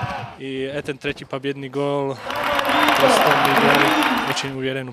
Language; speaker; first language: Russian; non-native, local second language; Latvian